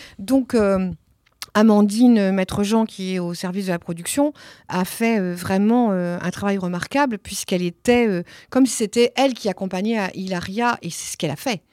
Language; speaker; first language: French; early bilingual, other home language; Italian